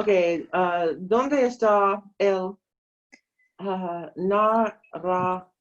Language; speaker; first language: Spanish; non-native, learner; English